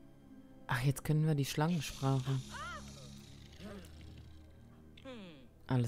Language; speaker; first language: German; native; German